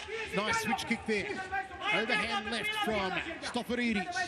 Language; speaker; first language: English; native; English